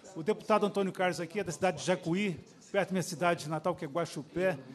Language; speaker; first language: Portuguese; native; Portuguese